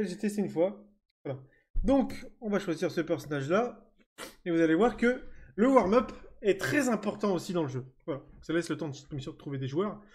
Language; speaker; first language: French; native; French